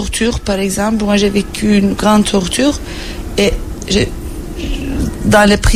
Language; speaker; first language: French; non-native, learner; Turkish